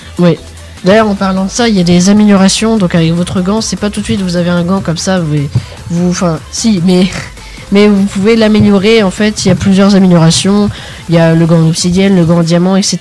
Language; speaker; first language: French; native; French